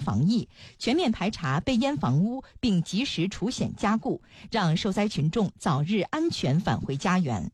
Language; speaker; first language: Chinese; native; Chinese